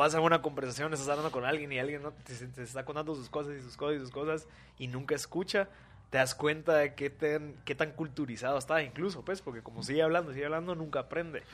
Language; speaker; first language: Spanish; native; Spanish